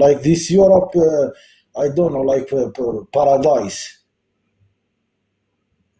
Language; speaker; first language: English; non-native, local second language; Arabic